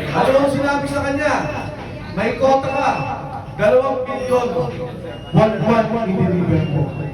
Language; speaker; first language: Filipino; native; Filipino